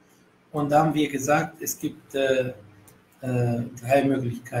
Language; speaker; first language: German; non-native, fluent; Arabic